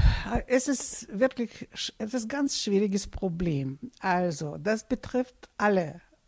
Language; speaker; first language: German; non-native, fluent; Russian